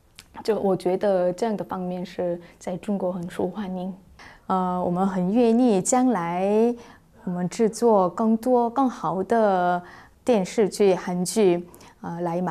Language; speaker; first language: Chinese; non-native, fluent; Korean